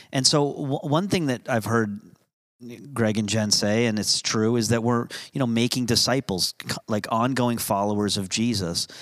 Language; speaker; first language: English; native; English